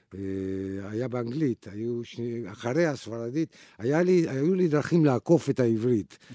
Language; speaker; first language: Hebrew; non-native, fluent; Spanish